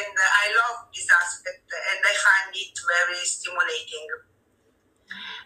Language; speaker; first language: English; non-native, fluent; Italian